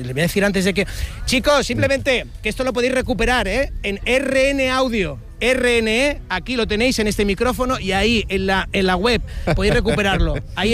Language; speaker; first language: Spanish; native; Spanish